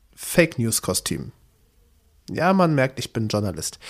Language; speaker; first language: German; native; German